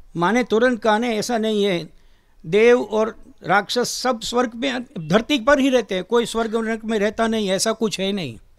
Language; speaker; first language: Hindi; non-native, local second language; Gujarati